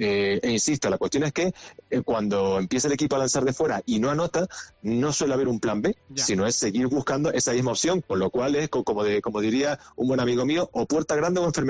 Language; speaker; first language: Spanish; native; Spanish